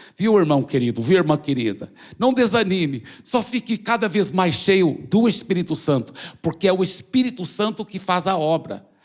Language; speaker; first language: Portuguese; early bilingual, other home language; English